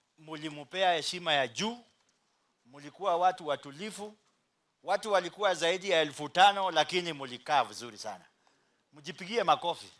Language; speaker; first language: Swahili; native; Swahili